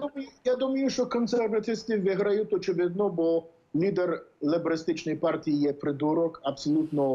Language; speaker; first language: Ukrainian; early bilingual, heritage; English